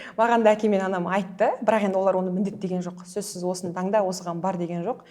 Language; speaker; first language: Kazakh; early bilingual, heritage; Kazakh